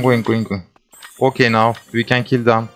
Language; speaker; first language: English; non-native, learner; Turkish